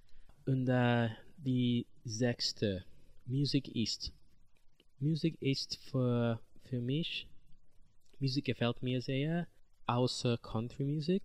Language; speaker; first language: German; non-native, learner; English